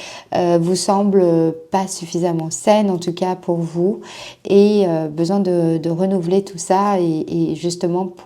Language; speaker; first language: French; native; French